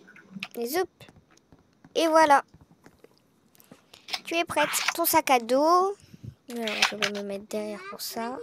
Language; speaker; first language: French; native; French